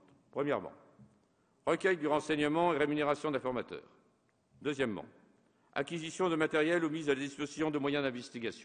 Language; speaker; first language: French; native; French